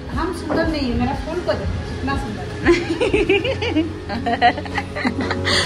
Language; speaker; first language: Hindi; non-native, local second language; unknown